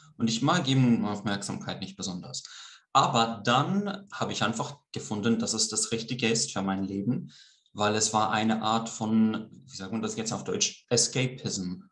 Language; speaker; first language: German; early bilingual, heritage; Swiss German